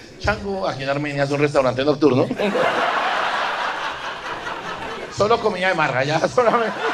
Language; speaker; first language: Spanish; native; Spanish